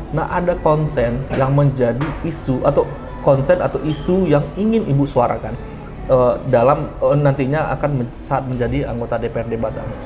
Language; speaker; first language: Indonesian; native; Indonesian